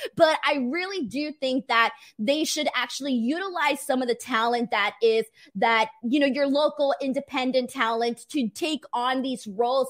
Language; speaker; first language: English; early bilingual, other home language; Spanish